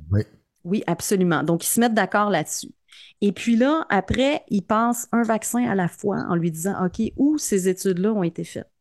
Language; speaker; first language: French; native; French